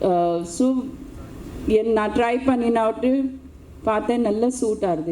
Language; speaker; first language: Tamil; non-native, local second language; Hindi